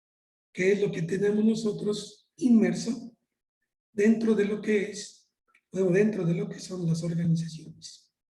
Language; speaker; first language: Spanish; native; Spanish